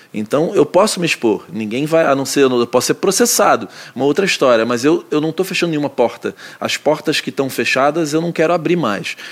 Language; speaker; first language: Portuguese; native; Portuguese